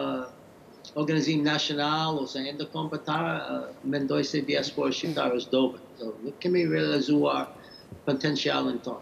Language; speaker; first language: Albanian; early bilingual, heritage; English